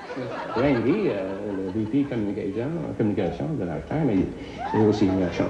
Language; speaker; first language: French; non-native, fluent; English